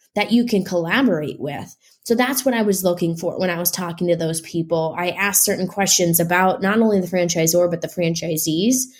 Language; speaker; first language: English; native; English